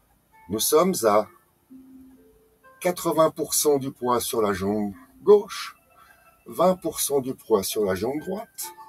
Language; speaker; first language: French; native; French